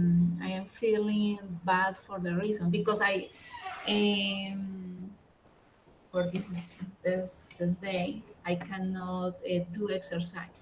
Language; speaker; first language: English; non-native, learner; Spanish